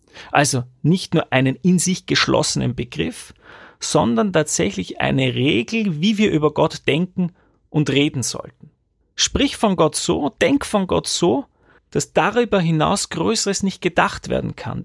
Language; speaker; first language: German; native; German